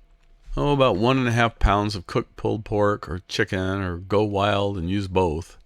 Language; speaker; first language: English; native; English